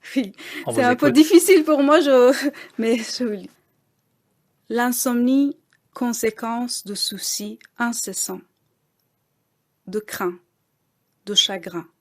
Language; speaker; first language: French; non-native, fluent; Persian